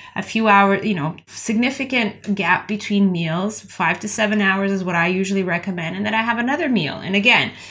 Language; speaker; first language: English; native; English